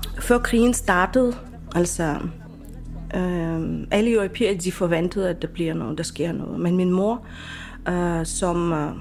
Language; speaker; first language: Danish; non-native, fluent; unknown